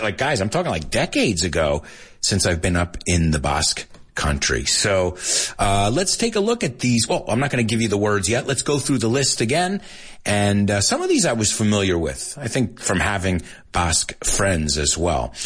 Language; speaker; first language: English; early bilingual, other home language; Spanish